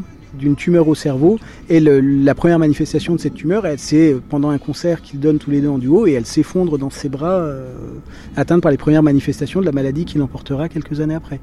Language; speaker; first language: French; native; French